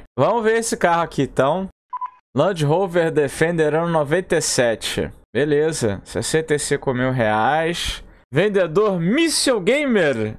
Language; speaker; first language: Portuguese; native; Portuguese